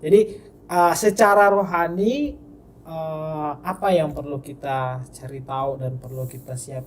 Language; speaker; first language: Indonesian; native; Indonesian